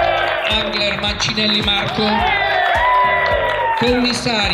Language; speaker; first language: Italian; native; Italian